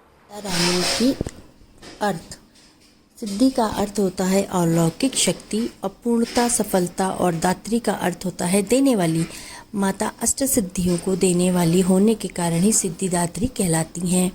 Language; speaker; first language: Hindi; native; Hindi